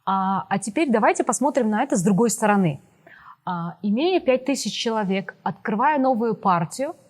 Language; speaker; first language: Russian; non-native, local second language; Kazakh